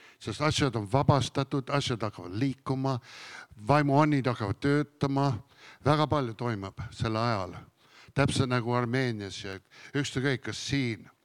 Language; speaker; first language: Estonian; non-native, fluent; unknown